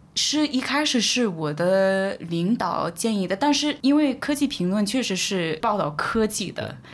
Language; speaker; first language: Chinese; non-native, fluent; English